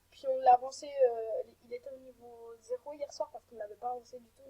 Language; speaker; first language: French; native; French